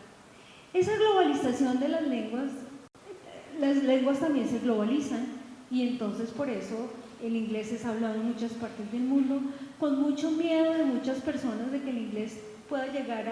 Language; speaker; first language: Spanish; native; Spanish